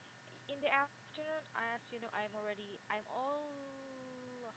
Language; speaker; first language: English; non-native, fluent; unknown